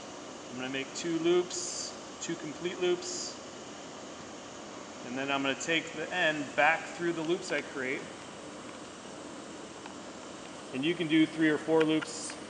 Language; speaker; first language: English; native; English